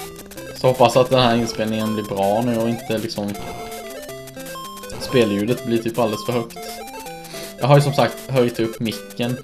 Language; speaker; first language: Swedish; native; Swedish